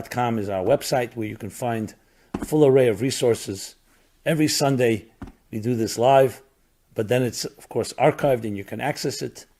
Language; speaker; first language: English; native; English